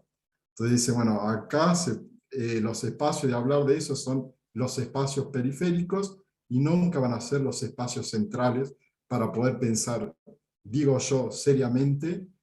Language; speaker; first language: Spanish; native; Spanish